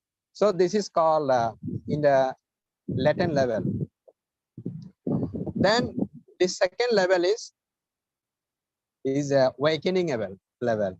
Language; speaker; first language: English; non-native, fluent; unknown